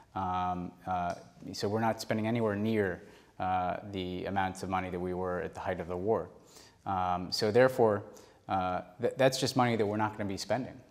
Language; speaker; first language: English; native; English